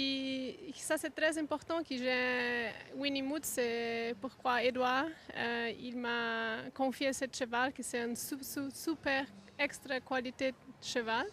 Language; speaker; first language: French; non-native, learner; Portuguese